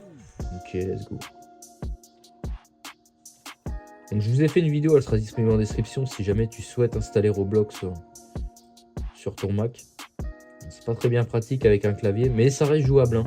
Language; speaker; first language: French; native; French